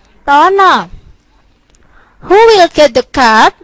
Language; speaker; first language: English; non-native, local second language; Indonesian